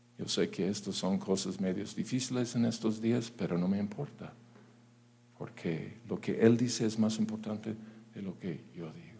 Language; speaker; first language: Spanish; non-native, fluent; English